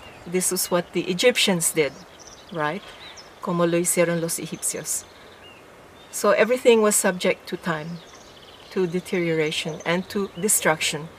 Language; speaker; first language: English; non-native, local second language; Filipino